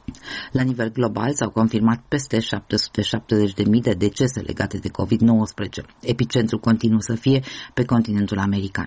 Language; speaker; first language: Romanian; native; Romanian